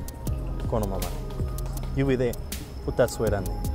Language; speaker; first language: Japanese; non-native, learner; Spanish